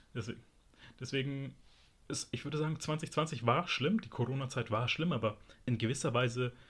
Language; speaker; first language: German; native; German